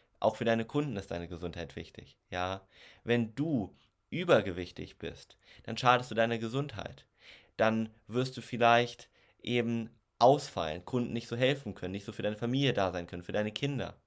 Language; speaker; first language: German; native; German